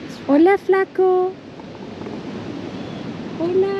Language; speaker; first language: Spanish; non-native, learner; Turkish